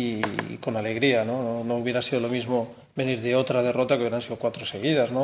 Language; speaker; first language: Spanish; native; Spanish